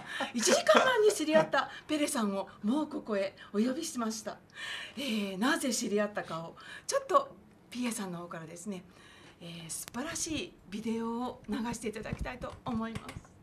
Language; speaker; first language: Japanese; native; Japanese